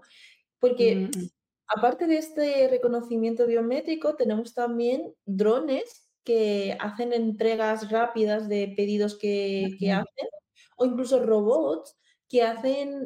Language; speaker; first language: Spanish; early bilingual, other home language; Chinese